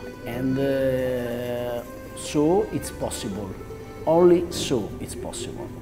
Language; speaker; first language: English; non-native, learner; Italian